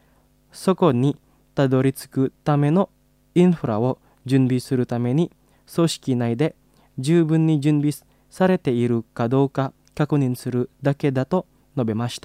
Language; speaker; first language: Japanese; non-native, fluent; Indonesian